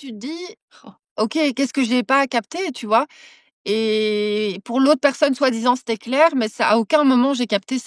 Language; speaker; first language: French; native; French